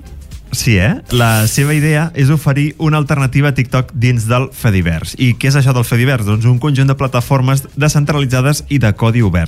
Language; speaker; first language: Catalan; native; Catalan